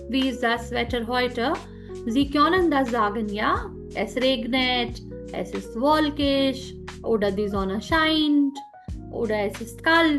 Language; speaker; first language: German; non-native, fluent; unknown